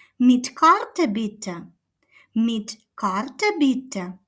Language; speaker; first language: German; non-native, fluent; Ukrainian